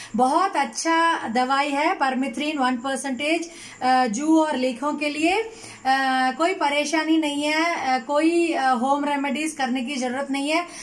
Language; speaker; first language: Hindi; non-native, local second language; Tamil